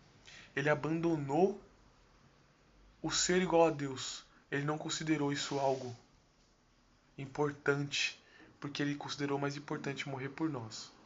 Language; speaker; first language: Portuguese; native; Portuguese